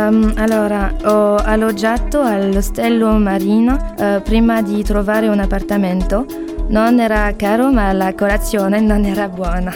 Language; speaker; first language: Italian; non-native, learner; French